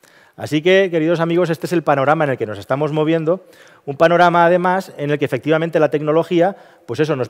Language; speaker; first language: Spanish; native; Spanish